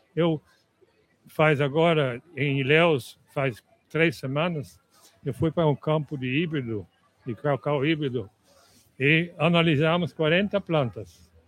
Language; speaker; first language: Portuguese; non-native, fluent; Dutch